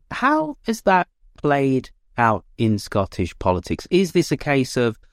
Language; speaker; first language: English; native; English